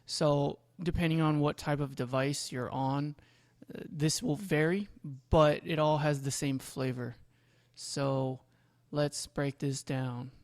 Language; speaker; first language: English; native; English